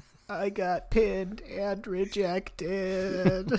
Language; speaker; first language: English; native; English